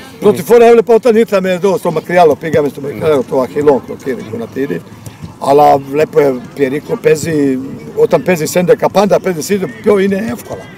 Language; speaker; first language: Greek; non-native, learner; Bosnian